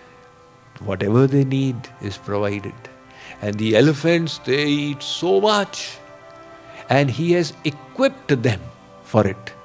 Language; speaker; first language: English; non-native, local second language; Hindi